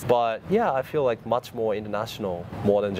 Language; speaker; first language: English; non-native, fluent; Japanese